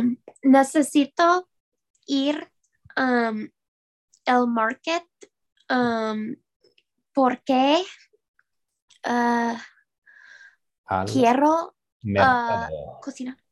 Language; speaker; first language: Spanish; non-native, learner; English